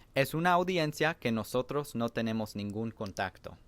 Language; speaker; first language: Spanish; non-native, fluent; English